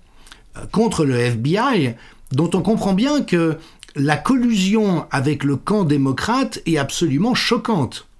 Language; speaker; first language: French; native; French